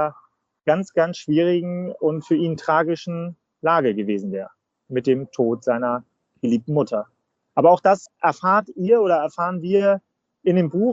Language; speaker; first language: German; native; German